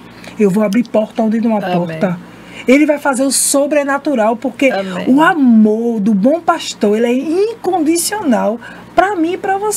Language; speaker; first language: Portuguese; native; Portuguese